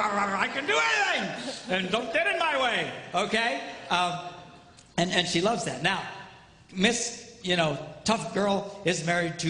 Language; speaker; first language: English; native; English